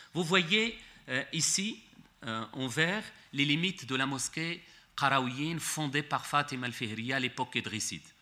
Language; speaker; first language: French; non-native, local second language; Arabic